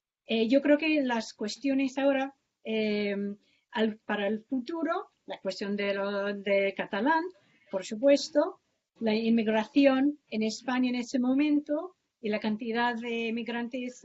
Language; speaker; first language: Spanish; non-native, fluent; English